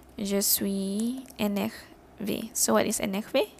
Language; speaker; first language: French; non-native, fluent; Malay